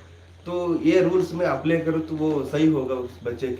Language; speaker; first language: Hindi; non-native, local second language; Kannada